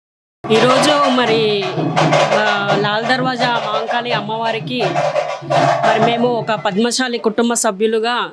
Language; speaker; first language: Telugu; native; Telugu